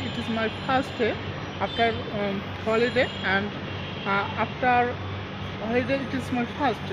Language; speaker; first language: English; non-native, learner; Bangla